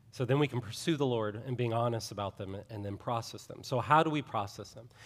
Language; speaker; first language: English; native; English